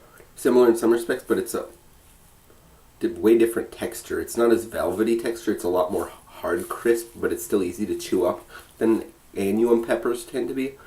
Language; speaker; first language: English; native; English